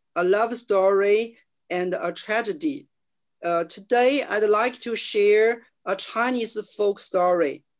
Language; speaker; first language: English; non-native, learner; Chinese